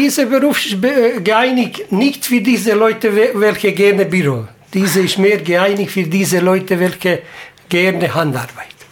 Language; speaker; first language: German; non-native, learner; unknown